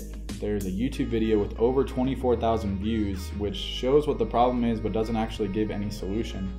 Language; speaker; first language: English; native; English